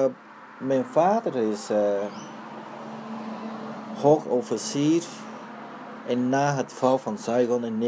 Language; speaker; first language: Dutch; early bilingual, other home language; Vietnamese